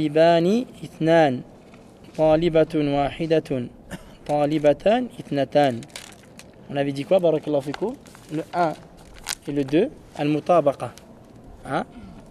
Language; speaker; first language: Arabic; non-native, fluent; French